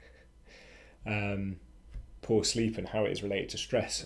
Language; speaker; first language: English; native; English